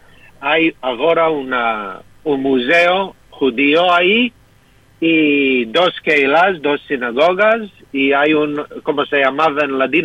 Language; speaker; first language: Spanish; non-native, fluent; English